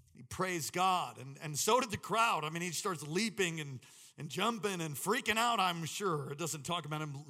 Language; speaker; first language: English; native; English